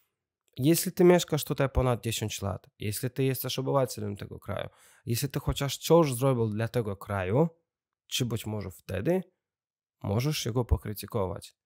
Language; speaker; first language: Polish; non-native, learner; Russian